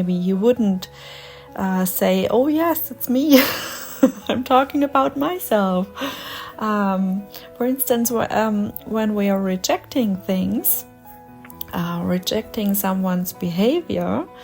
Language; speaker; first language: English; non-native, fluent; German